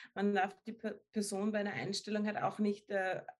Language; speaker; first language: German; native; German